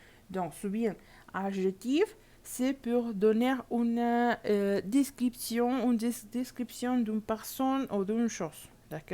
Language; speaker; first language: French; non-native, learner; Spanish